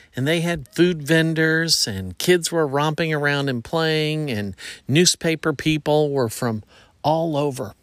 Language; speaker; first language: English; native; English